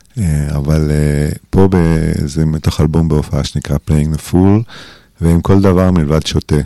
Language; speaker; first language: Hebrew; early bilingual, other home language; English